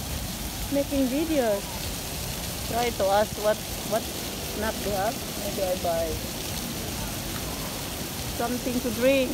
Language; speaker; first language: English; non-native, local second language; Filipino